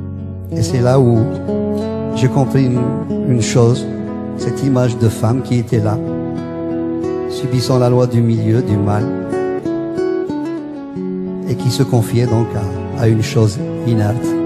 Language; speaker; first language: French; non-native, local second language; Kabyle